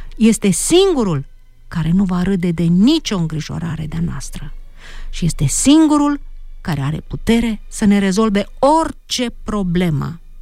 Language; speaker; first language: Romanian; native; Romanian